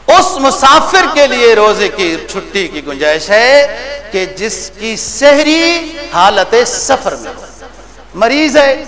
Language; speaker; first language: Urdu; native; Urdu